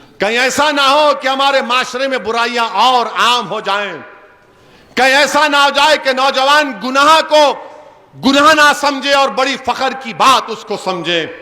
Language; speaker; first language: Urdu; native; Urdu